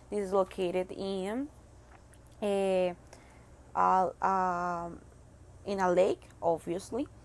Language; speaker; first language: English; non-native, learner; Spanish